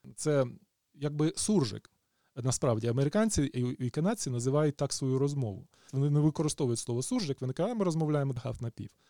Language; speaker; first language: Ukrainian; native; Ukrainian